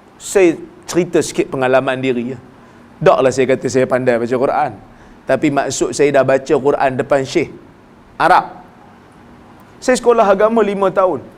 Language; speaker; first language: Malay; native; Malay